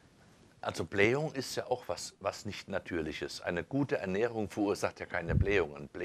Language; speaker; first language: German; native; German